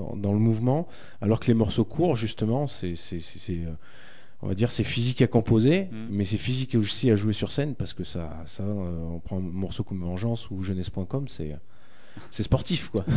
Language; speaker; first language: French; native; French